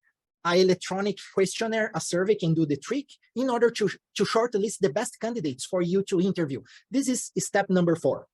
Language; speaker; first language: English; non-native, fluent; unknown